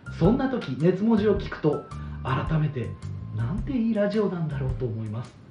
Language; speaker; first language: Japanese; native; Japanese